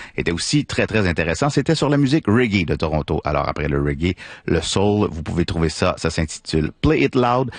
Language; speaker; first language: French; native; French